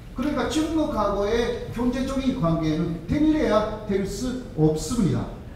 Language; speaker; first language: Korean; non-native, fluent; Japanese